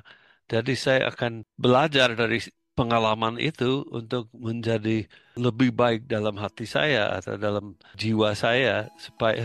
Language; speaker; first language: Indonesian; non-native, fluent; English